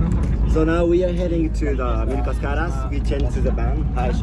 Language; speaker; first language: English; non-native, learner; Japanese